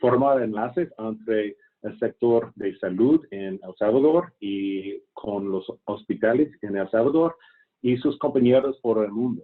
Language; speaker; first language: Spanish; non-native, fluent; English